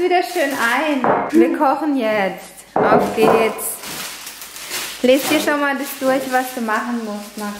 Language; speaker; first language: German; native; German